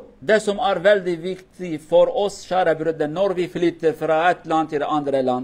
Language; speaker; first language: Norwegian; non-native, learner; Kurdish